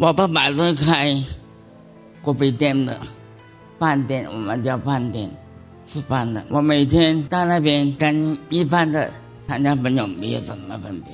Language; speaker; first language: Chinese; non-native, local second language; Cantonese